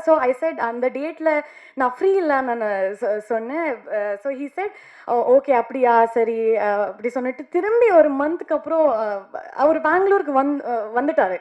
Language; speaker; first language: Tamil; non-native, learner; Kannada